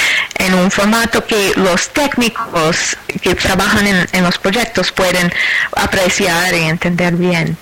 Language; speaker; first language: Spanish; non-native, fluent; English